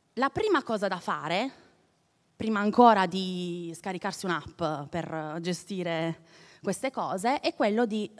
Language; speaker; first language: Italian; native; Italian